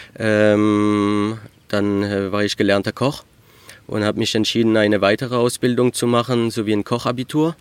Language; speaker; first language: German; early bilingual, heritage; French